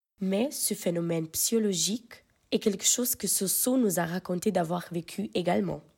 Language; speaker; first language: French; non-native, fluent; Romanian